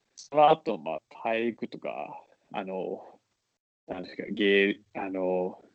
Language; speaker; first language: Japanese; non-native, fluent; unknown